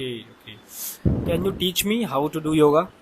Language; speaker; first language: English; non-native, fluent; Hindi